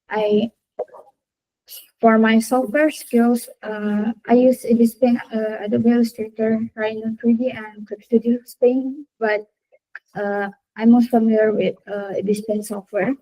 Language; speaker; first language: English; non-native, learner; Indonesian